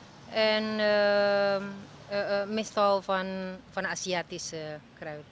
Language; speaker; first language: Dutch; non-native, learner; Indonesian